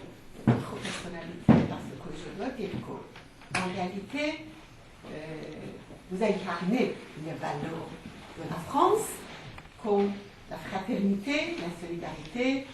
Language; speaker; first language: French; non-native, fluent; Persian